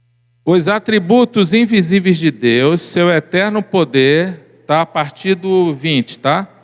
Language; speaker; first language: Portuguese; native; Portuguese